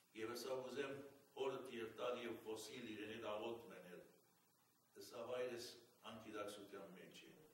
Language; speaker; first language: Armenian; early bilingual, heritage; Armenian